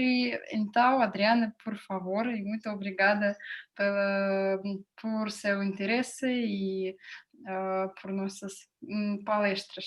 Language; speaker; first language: Portuguese; non-native, fluent; Russian